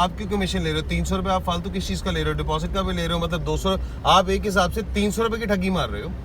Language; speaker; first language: Hindi; non-native, local second language; Punjabi